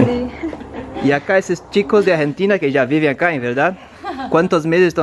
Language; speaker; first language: Spanish; non-native, learner; Portuguese